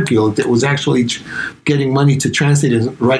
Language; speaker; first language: English; non-native, fluent; Spanish